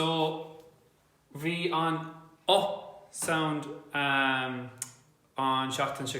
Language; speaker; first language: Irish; non-native, local second language; English